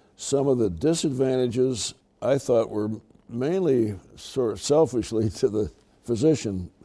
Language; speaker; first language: English; native; English